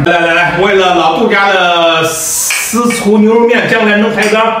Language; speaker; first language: Chinese; native; Chinese